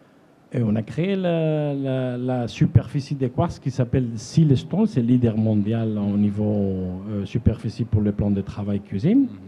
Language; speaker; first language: French; non-native, fluent; Spanish